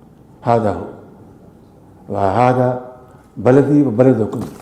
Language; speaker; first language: Arabic; non-native, learner; Urdu